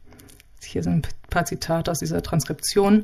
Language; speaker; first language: German; native; German